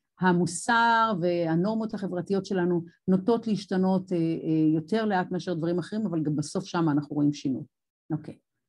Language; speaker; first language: Hebrew; native; Hebrew